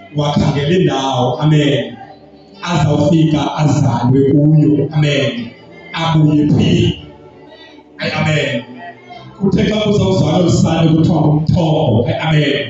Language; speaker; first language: Zulu; non-native, local second language; Xhosa